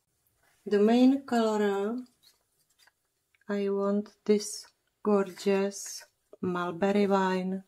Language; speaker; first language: English; non-native, fluent; Czech